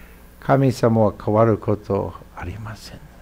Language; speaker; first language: Japanese; non-native, fluent; English